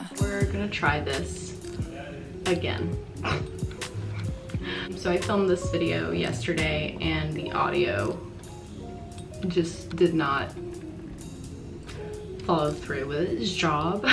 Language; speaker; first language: English; native; English